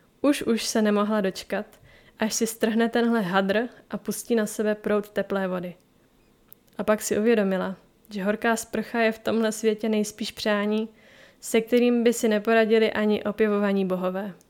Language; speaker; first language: Czech; native; Czech